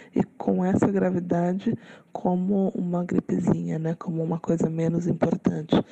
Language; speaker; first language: Portuguese; native; Portuguese